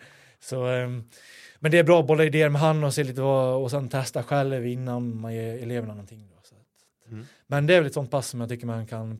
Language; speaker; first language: Swedish; native; Swedish